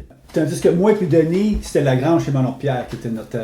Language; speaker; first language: French; native; French